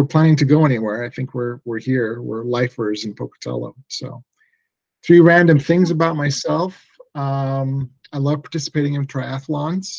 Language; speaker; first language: English; early bilingual, other home language; Persian